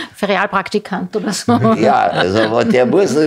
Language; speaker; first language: German; native; German